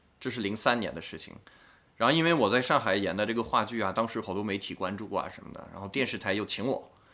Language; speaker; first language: Chinese; non-native, fluent; French